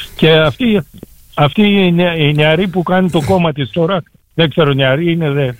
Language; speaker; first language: Greek; early bilingual, heritage; Greek